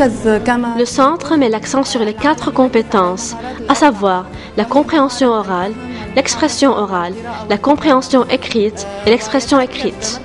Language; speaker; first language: French; non-native, local second language; Arabic